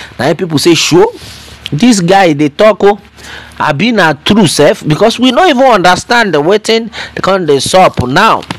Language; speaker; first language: Nigerian Pidgin; non-native, local second language; Yoruba